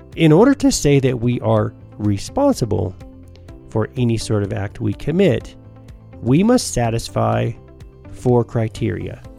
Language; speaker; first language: English; native; English